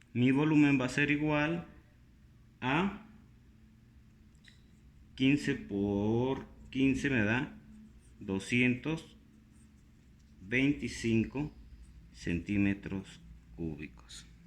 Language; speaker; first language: Spanish; native; Spanish